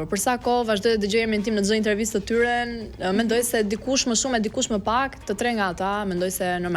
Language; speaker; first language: Albanian; native; Albanian